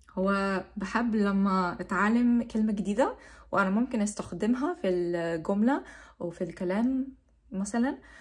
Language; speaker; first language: Arabic; non-native, learner; English